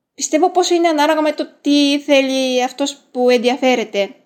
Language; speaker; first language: Greek; non-native, fluent; Japanese